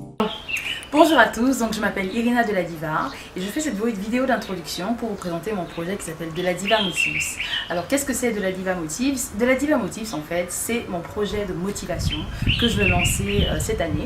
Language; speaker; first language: French; native; French